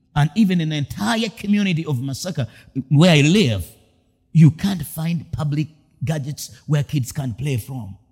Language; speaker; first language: English; non-native, local second language; Ganda